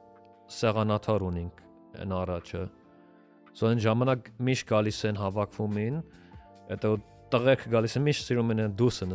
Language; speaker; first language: Armenian; early bilingual, heritage; Armenian